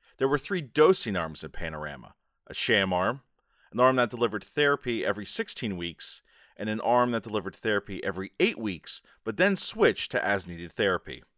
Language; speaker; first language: English; native; English